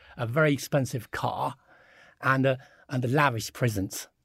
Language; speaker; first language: English; early bilingual, other home language; Chinese